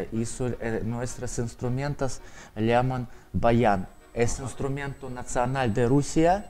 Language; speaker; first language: Spanish; non-native, learner; Russian